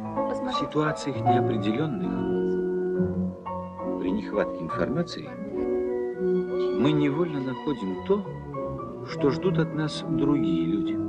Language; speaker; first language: Russian; native; Russian